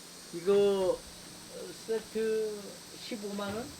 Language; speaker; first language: Korean; native; Korean